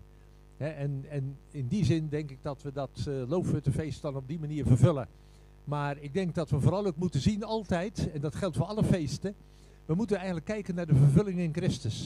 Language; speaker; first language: Dutch; native; Dutch